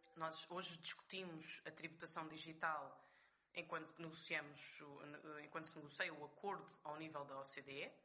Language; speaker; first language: Portuguese; native; Portuguese